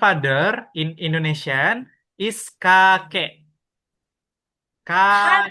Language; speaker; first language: English; non-native, learner; Indonesian